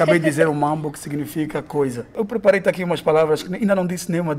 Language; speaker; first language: Portuguese; native; Portuguese